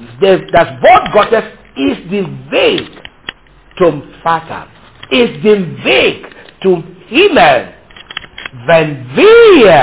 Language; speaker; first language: German; non-native, learner; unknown